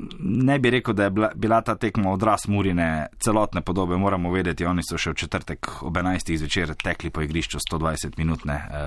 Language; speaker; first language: Slovenian; native; Slovenian